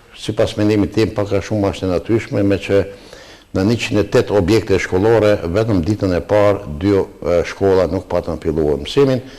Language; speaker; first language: Albanian; native; Albanian